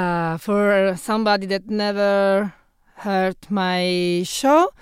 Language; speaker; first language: English; non-native, fluent; Italian